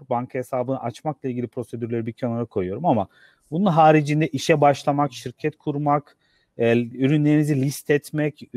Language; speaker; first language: Turkish; native; Turkish